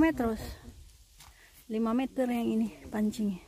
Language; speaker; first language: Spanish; non-native, learner; Indonesian